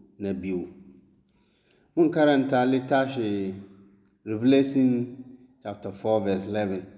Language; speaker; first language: Hausa; non-native, local second language; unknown